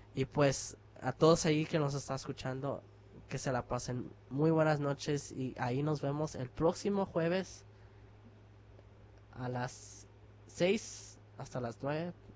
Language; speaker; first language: Spanish; early bilingual, heritage; Spanish